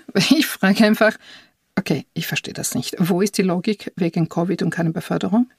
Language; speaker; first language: German; non-native, fluent; Italian